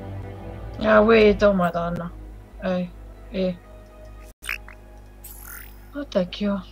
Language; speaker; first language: English; non-native, learner; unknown